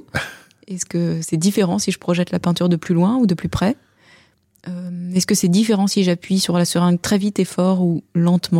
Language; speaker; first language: French; native; French